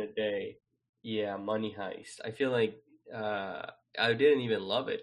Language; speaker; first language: English; non-native, fluent; Spanish